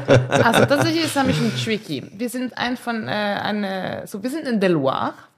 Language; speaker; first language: German; non-native, fluent; French